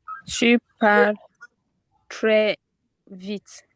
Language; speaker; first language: French; non-native, learner; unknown